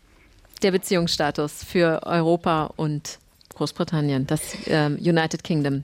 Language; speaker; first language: German; native; German